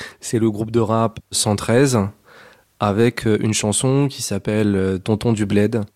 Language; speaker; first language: French; native; French